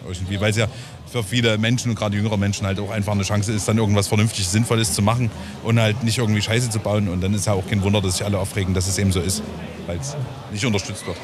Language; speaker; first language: German; native; German